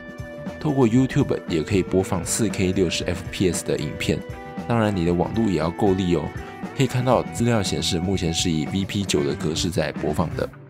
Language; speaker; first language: Chinese; native; Chinese